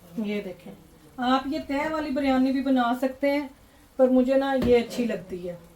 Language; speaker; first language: Urdu; non-native, local second language; Punjabi